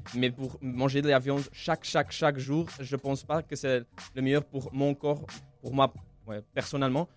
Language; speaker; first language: French; non-native, local second language; Dutch